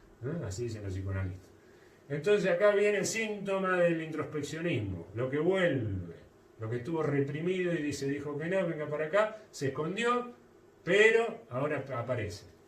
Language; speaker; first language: Spanish; native; Spanish